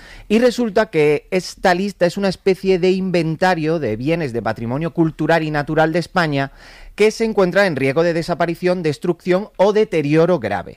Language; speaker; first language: Spanish; native; Spanish